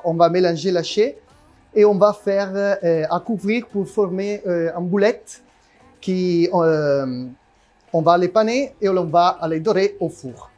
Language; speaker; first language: French; non-native, learner; Italian